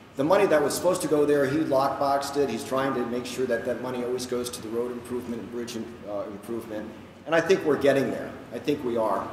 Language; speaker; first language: English; native; English